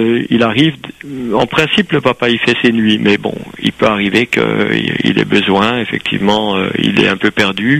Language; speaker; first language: French; native; French